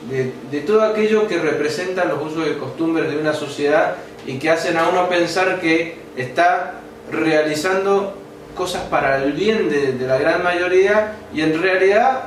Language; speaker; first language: Spanish; native; Spanish